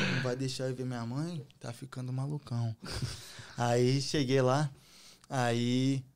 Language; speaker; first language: Portuguese; native; Portuguese